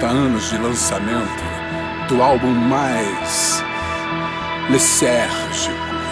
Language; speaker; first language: Portuguese; native; Portuguese